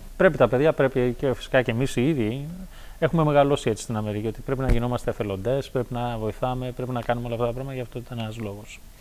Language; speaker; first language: Greek; early bilingual, heritage; Greek